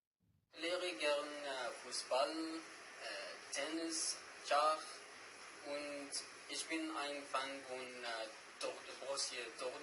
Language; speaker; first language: German; non-native, learner; Arabic